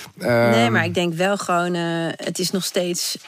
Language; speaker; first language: Dutch; early bilingual, other home language; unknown